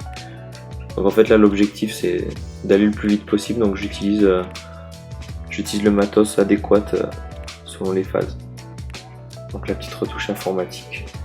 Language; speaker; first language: French; native; French